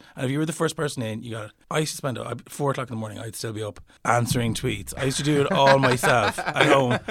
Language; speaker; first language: English; native; English